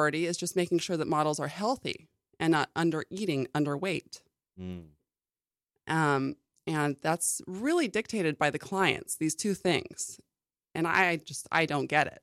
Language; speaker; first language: English; native; English